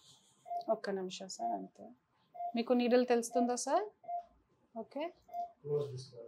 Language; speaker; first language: Telugu; non-native, local second language; Hindi